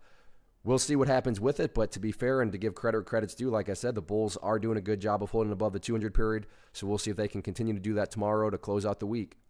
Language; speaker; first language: English; native; English